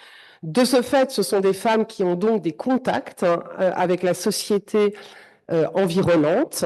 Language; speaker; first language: French; native; French